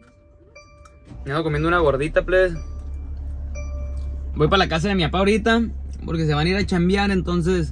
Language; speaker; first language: Spanish; early bilingual, heritage; Spanish